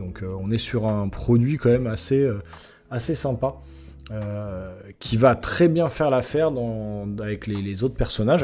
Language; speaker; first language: French; native; French